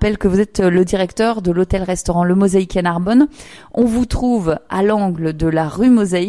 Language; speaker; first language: French; native; French